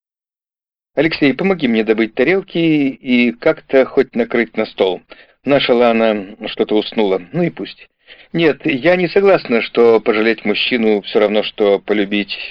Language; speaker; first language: Russian; native; Russian